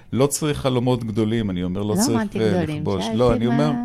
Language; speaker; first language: Hebrew; native; Hebrew